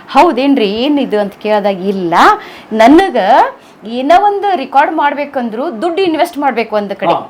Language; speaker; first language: Kannada; native; Kannada